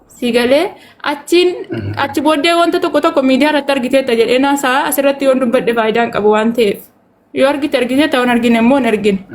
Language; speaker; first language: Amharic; non-native, local second language; Oromo